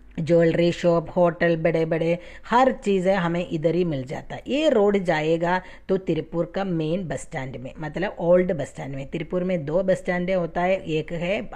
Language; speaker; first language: Hindi; non-native, fluent; Tamil